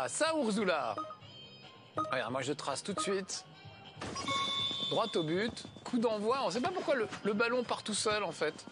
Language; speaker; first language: French; native; French